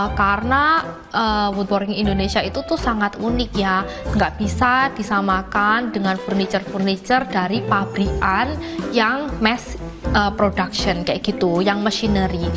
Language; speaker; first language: Indonesian; native; Indonesian